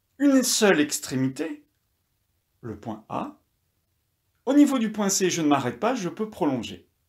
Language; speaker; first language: French; native; French